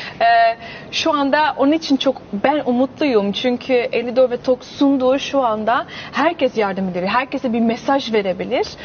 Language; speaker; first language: Turkish; early bilingual, heritage; Turkish